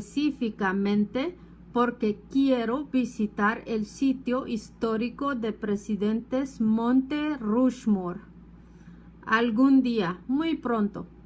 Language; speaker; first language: Spanish; non-native, fluent; English